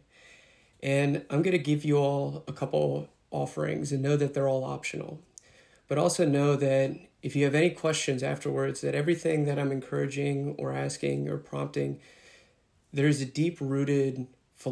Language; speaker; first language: English; native; English